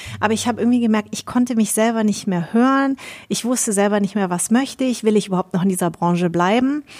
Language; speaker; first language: German; early bilingual, other home language; Vietnamese